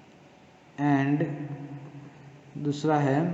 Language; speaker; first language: Hindi; native; Hindi